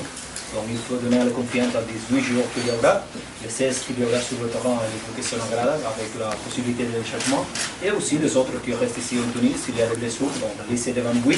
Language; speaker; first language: French; non-native, fluent; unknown